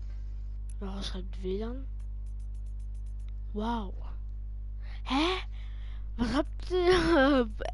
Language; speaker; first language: German; native; German